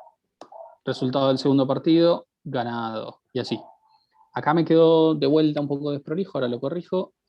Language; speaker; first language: Spanish; native; Spanish